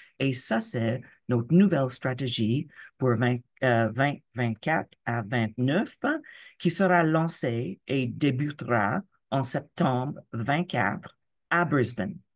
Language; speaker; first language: French; non-native, local second language; English